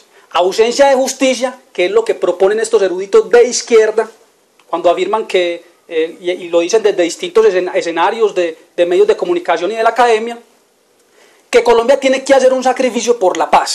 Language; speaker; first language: Spanish; native; Spanish